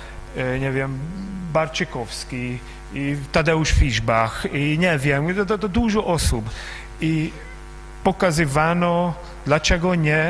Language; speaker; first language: Polish; non-native, fluent; Hungarian